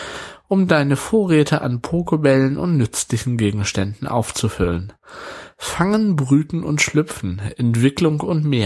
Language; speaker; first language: German; native; German